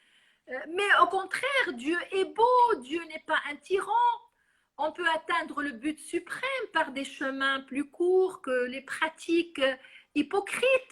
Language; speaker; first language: French; non-native, local second language; Arabic